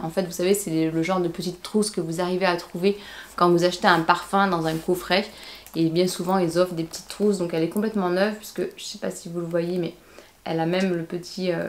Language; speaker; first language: French; native; French